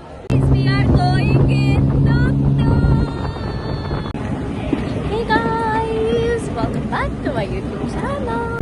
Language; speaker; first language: English; non-native, local second language; Telugu